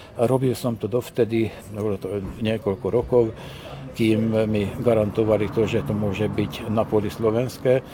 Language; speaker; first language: Slovak; early bilingual, heritage; Slovak